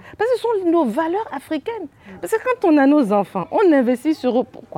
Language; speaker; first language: French; non-native, local second language; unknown